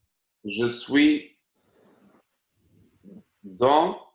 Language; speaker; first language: French; non-native, learner; Albanian